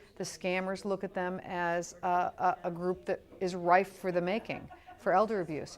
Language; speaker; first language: English; native; English